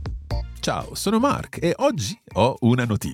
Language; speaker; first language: Italian; non-native, fluent; English